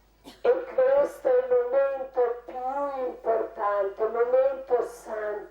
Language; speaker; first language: Italian; non-native, learner; Croatian